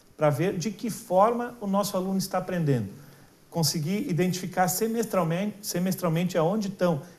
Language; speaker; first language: Portuguese; native; Portuguese